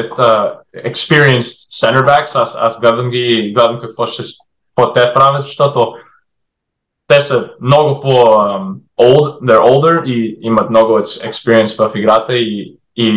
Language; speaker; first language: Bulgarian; early bilingual, heritage; English